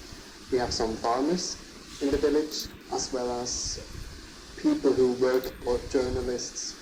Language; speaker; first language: English; non-native, fluent; Swiss German